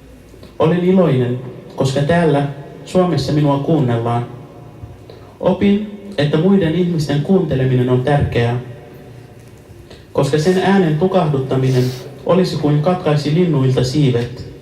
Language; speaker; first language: Finnish; early bilingual, other home language; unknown